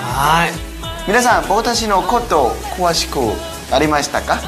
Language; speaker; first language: Japanese; non-native, learner; Korean